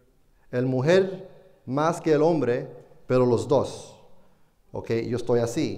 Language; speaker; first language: Spanish; non-native, fluent; English